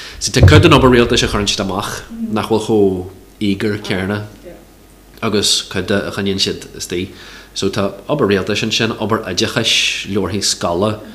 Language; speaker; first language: Irish; non-native, local second language; English